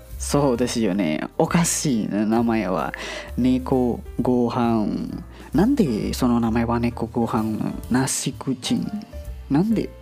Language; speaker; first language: Japanese; non-native, learner; Indonesian